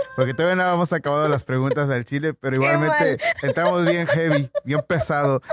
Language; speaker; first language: Spanish; native; Spanish